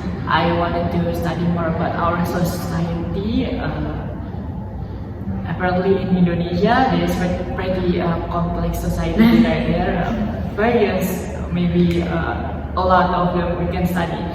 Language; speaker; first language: English; non-native, learner; Indonesian